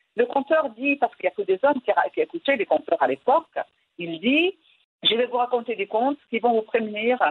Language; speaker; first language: French; non-native, local second language; Arabic